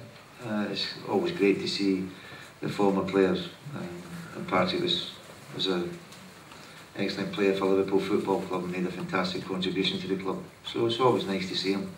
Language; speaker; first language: English; native; English